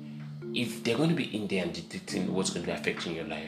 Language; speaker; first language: English; non-native, local second language; Yoruba